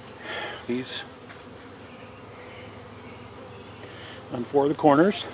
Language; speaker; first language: English; native; English